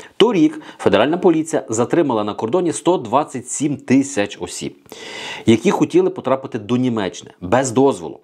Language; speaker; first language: Ukrainian; native; Ukrainian